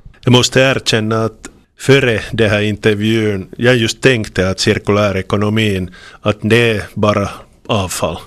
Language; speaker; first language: Swedish; non-native, fluent; Finnish